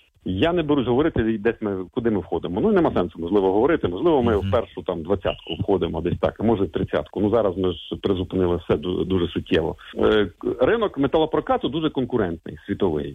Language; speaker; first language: Ukrainian; native; Ukrainian